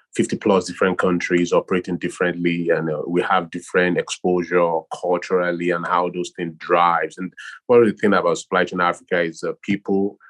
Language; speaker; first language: English; non-native, local second language; Yoruba